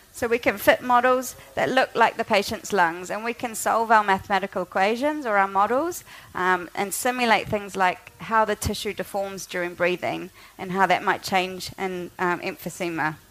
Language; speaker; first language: English; native; English